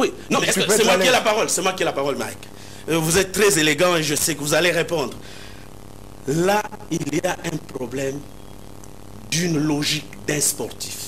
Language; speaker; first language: French; non-native, local second language; Lingala